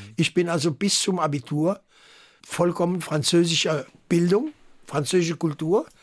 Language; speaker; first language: German; early bilingual, heritage; German